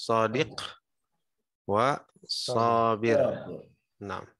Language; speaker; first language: Arabic; non-native, fluent; Indonesian